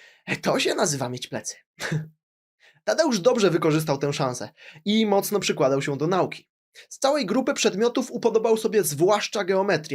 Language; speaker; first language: Polish; native; Polish